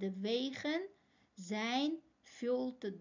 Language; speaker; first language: Dutch; non-native, fluent; Uyghur